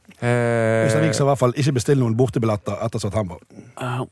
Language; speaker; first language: Norwegian; native; Norwegian